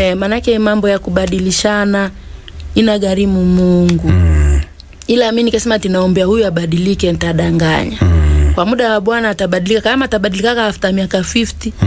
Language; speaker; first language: Swahili; non-native, local second language; Lingala